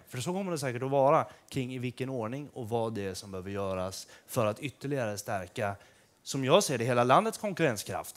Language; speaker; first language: Swedish; native; Swedish